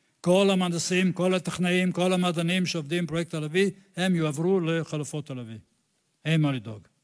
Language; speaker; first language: Hebrew; non-native, fluent; English